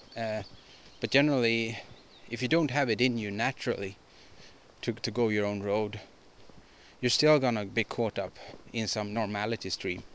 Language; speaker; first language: English; non-native, fluent; Swedish